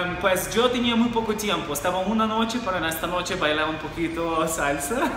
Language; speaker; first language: Spanish; non-native, fluent; Ukrainian